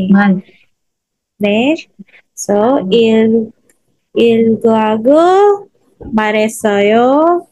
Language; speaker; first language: Korean; non-native, fluent; Filipino